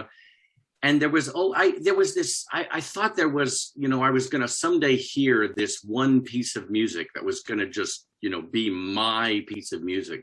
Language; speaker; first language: English; native; English